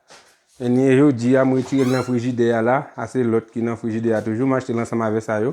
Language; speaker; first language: French; non-native, learner; Haitian Creole